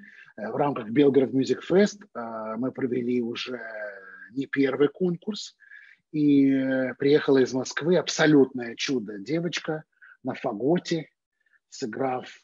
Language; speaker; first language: Russian; native; Russian